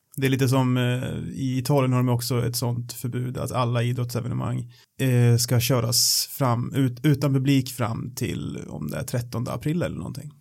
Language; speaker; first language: Swedish; native; Swedish